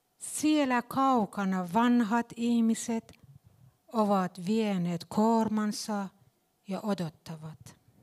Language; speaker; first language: Finnish; non-native, fluent; Persian